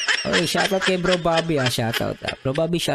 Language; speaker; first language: Filipino; native; Filipino